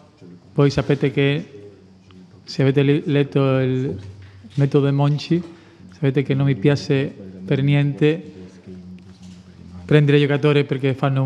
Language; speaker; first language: Italian; non-native, fluent; Spanish